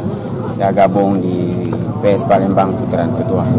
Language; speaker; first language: Indonesian; non-native, fluent; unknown